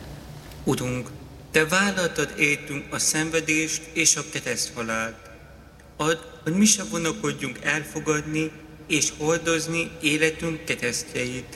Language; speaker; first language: Hungarian; native; Hungarian